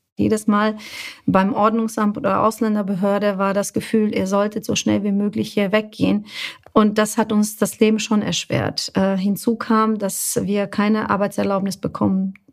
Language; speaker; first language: German; non-native, fluent; Bosnian